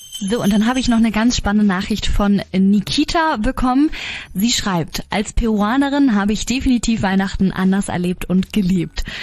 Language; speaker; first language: German; native; German